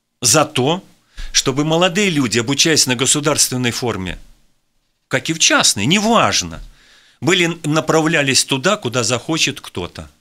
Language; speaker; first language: Russian; native; Russian